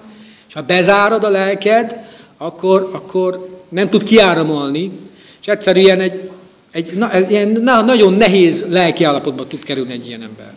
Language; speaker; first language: Hungarian; native; Hungarian